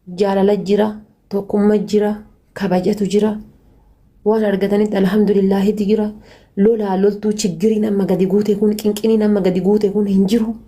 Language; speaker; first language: Oromo; early bilingual, heritage; Oromo